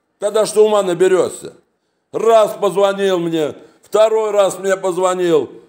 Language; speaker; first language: Russian; native; Russian